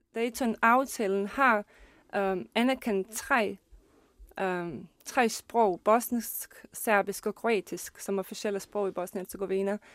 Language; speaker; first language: Danish; non-native, fluent; Bosnian